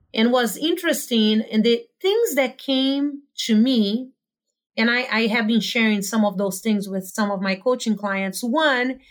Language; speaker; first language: English; non-native, fluent; Portuguese